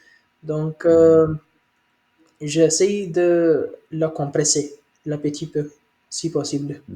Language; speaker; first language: French; non-native, learner; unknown